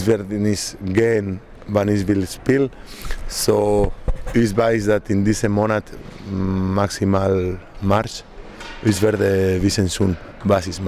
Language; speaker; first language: German; non-native, learner; Spanish